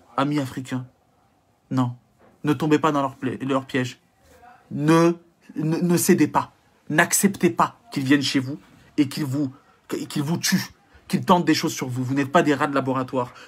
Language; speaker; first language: French; native; French